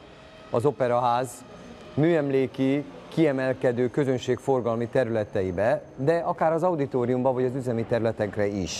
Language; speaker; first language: Hungarian; native; Hungarian